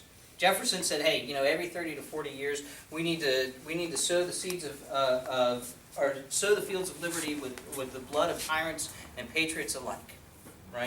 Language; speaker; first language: English; native; English